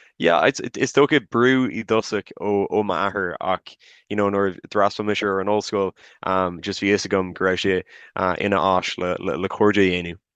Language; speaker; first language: Irish; non-native, local second language; English